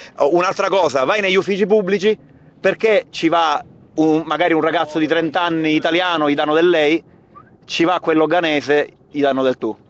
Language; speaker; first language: Italian; native; Italian